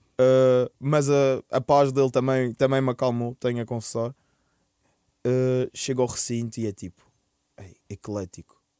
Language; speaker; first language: Portuguese; native; Portuguese